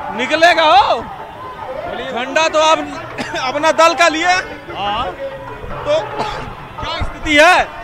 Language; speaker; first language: Hindi; native; Hindi